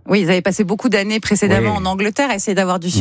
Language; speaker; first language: French; native; French